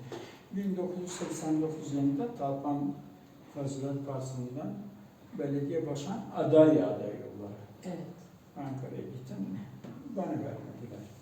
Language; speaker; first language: Turkish; non-native, local second language; Kurdish